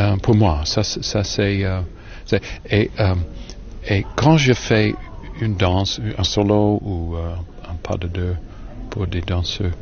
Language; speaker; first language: French; non-native, learner; English